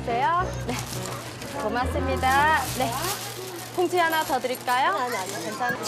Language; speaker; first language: Korean; non-native, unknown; Vietnamese